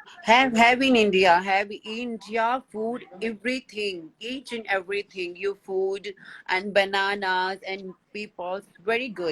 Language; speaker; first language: English; non-native, learner; Hindi